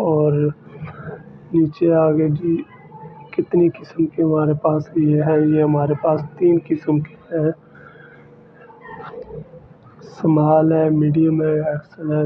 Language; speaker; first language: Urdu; non-native, local second language; Punjabi